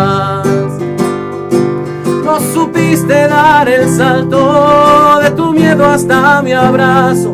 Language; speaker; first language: Spanish; native; Spanish